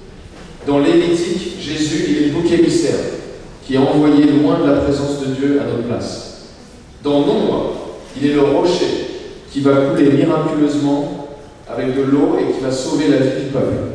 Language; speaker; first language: French; native; French